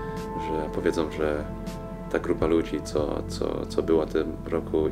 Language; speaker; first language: Polish; non-native, fluent; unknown